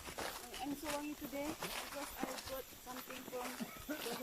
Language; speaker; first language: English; non-native, local second language; Malay